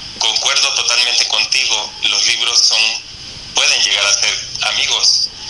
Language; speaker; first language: Spanish; native; Spanish